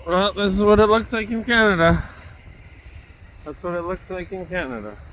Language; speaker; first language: English; native; English